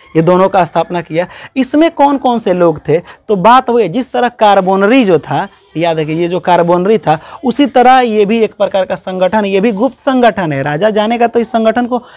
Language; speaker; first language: Hindi; native; Hindi